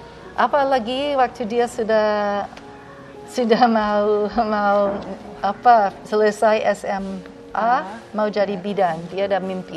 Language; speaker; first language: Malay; non-native, fluent; English